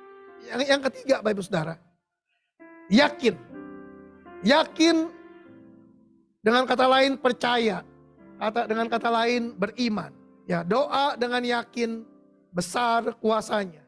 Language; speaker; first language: Indonesian; native; Indonesian